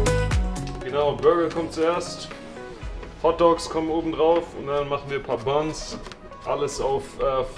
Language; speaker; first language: German; native; German